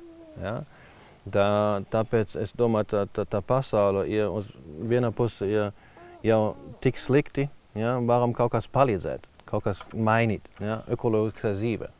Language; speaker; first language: Latvian; non-native, learner; German